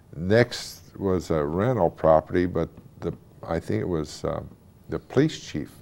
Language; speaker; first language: English; native; English